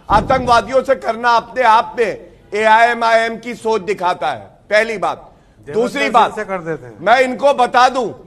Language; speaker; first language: Hindi; native; Hindi